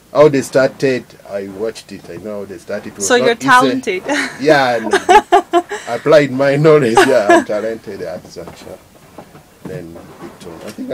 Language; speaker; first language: English; non-native, local second language; Acoli